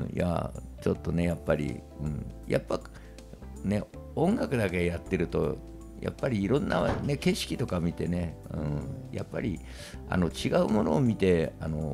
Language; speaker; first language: Japanese; native; Japanese